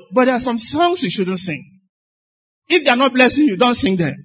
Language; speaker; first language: English; non-native, local second language; Igbo